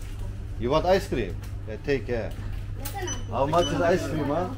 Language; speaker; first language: English; non-native, learner; Turkish